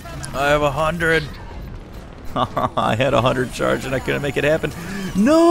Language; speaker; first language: English; native; English